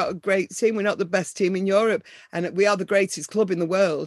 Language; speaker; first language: English; native; English